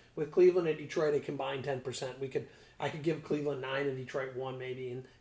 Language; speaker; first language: English; native; English